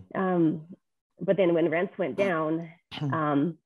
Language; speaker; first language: English; native; English